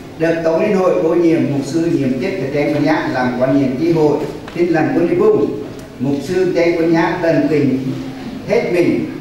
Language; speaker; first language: Vietnamese; non-native, local second language; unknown